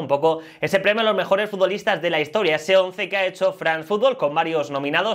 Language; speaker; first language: Spanish; native; Spanish